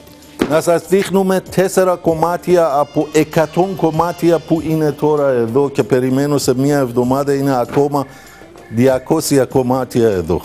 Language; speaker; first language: Greek; non-native, learner; Persian